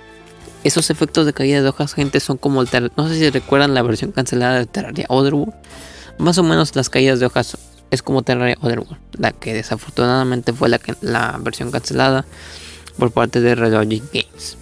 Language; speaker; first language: Spanish; native; Spanish